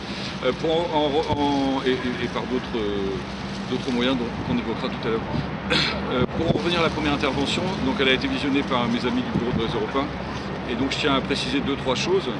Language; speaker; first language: French; native; French